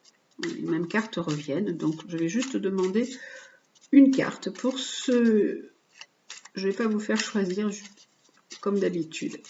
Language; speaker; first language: French; native; French